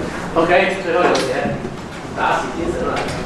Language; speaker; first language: Chinese; native; Chinese